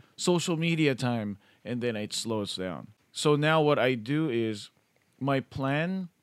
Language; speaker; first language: English; non-native, local second language; Filipino